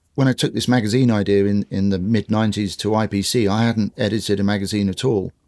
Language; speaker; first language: English; native; English